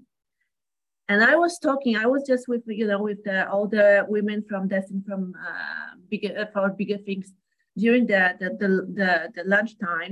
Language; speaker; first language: English; non-native, fluent; Polish